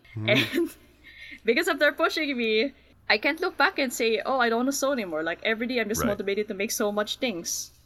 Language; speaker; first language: English; non-native, local second language; Filipino